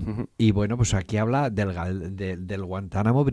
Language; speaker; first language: Spanish; native; Spanish